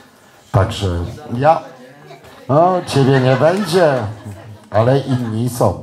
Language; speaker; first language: Polish; native; Polish